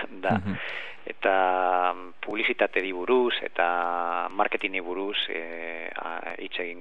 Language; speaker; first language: Basque; non-native, learner; Spanish